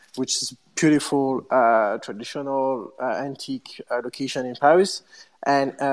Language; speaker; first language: English; non-native, fluent; French